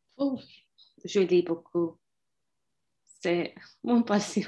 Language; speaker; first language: French; non-native, fluent; Turkish